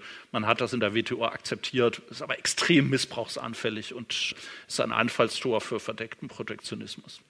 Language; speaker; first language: German; native; German